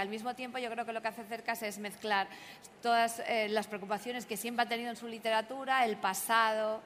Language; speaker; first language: Spanish; native; Spanish